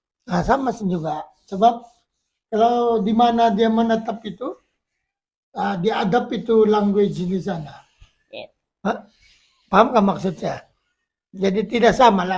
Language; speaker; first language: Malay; non-native, local second language; Filipino